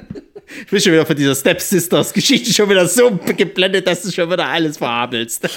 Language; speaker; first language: German; native; German